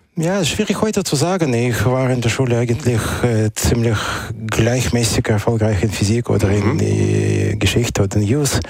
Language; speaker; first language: German; non-native, fluent; Russian